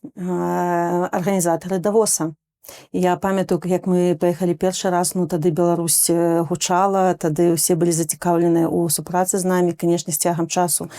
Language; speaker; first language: Belarusian; non-native, local second language; Russian